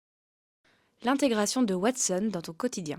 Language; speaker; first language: French; native; French